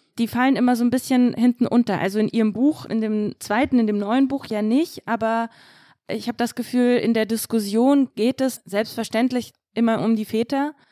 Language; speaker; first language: German; early bilingual, other home language; Russian